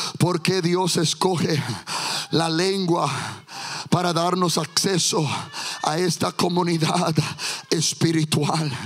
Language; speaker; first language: Spanish; early bilingual, heritage; Spanish